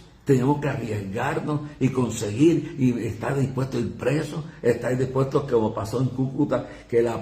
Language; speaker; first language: Spanish; native; Spanish